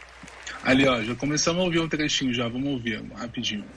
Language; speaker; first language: Portuguese; native; Portuguese